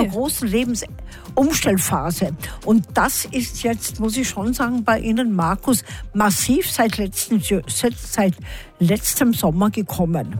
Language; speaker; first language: German; native; German